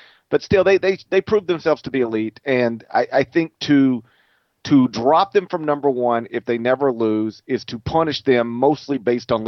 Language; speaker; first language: English; native; English